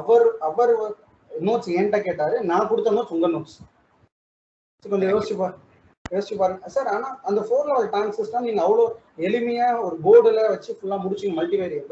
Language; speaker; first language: Tamil; native; Tamil